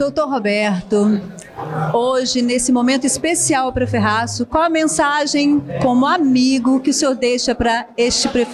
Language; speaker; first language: Portuguese; native; Portuguese